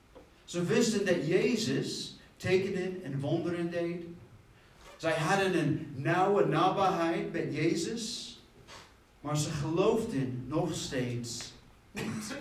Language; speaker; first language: Dutch; non-native, fluent; English